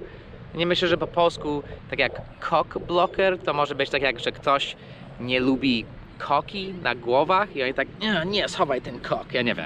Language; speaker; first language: Polish; non-native, fluent; English